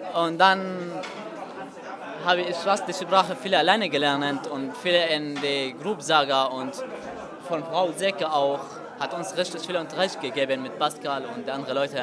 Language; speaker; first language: German; non-native, learner; Arabic